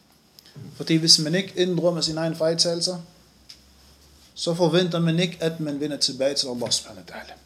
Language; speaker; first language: Danish; non-native, fluent; Arabic